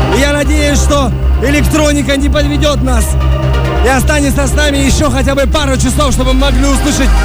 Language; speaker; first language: Russian; native; Russian